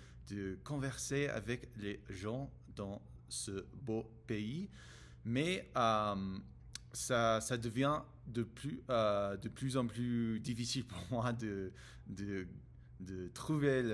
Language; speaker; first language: French; non-native, learner; English